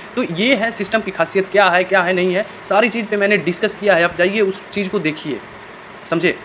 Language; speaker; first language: Hindi; native; Hindi